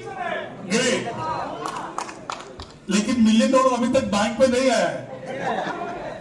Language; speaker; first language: Hindi; non-native, fluent; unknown